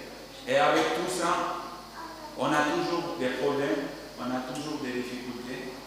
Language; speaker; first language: French; non-native, learner; Arabic